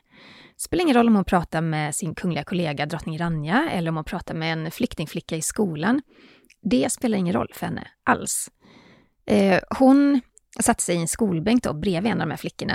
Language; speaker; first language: Swedish; native; Swedish